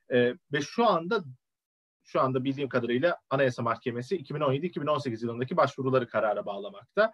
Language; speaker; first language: Turkish; native; Turkish